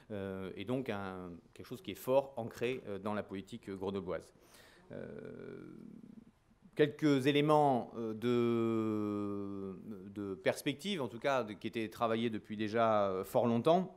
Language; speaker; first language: French; native; French